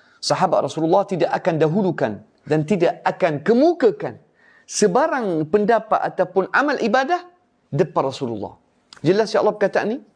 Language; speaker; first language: Malay; non-native, fluent; Arabic